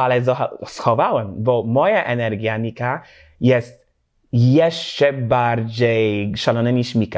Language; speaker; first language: Polish; non-native, learner; English